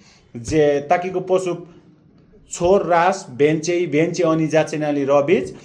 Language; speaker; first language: Polish; non-native, learner; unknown